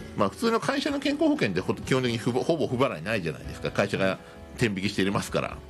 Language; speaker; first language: Japanese; native; Japanese